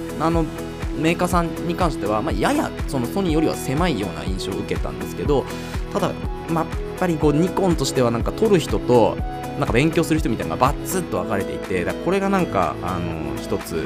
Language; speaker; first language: Japanese; native; Japanese